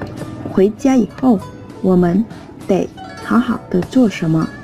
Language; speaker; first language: Chinese; non-native, fluent; Vietnamese